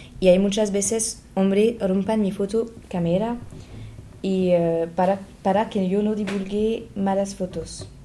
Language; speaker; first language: Spanish; non-native, learner; French